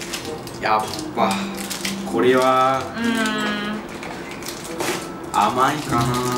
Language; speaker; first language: Japanese; non-native, learner; Spanish